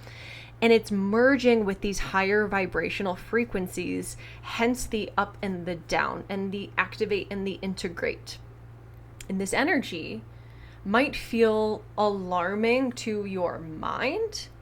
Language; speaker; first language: English; native; English